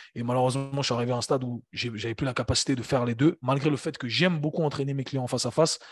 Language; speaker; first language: French; native; French